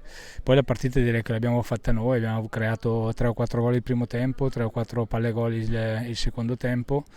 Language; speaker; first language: Italian; native; Italian